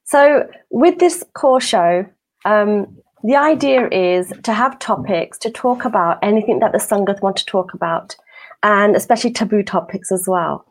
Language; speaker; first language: English; native; English